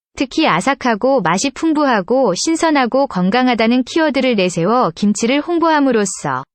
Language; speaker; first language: Korean; native; Korean